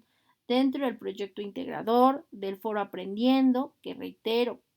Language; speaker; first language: Spanish; native; Spanish